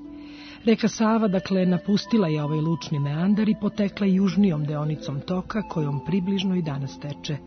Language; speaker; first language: Serbian; native; Serbian